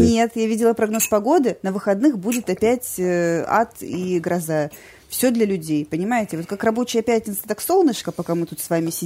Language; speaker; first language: Russian; native; Russian